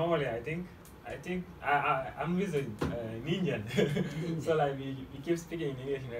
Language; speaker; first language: English; non-native, fluent; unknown